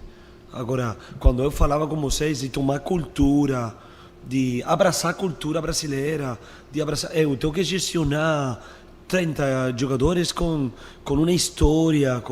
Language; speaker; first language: Portuguese; non-native, fluent; Spanish